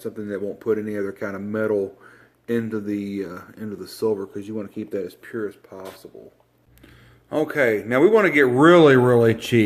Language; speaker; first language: English; native; English